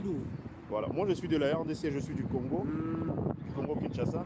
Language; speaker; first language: French; non-native, local second language; Lingala